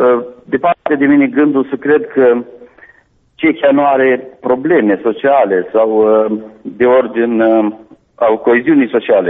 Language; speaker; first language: Romanian; native; Romanian